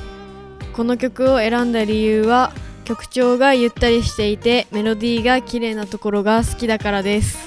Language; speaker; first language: Japanese; native; Japanese